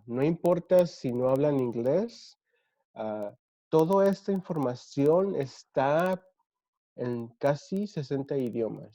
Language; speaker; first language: Spanish; early bilingual, other home language; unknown